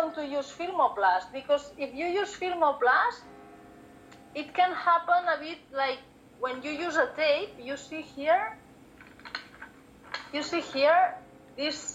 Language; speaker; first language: English; non-native, fluent; Catalan